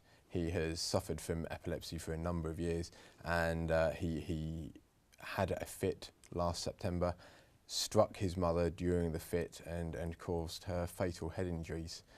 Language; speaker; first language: English; native; English